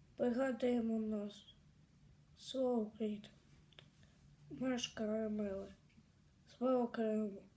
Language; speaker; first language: Ukrainian; non-native, local second language; Crimean Tatar